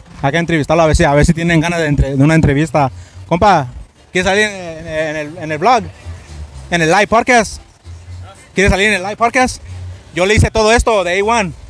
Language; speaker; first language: Spanish; early bilingual, heritage; Spanish